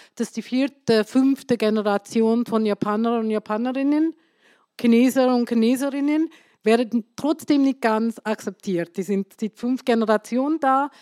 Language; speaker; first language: German; non-native, fluent; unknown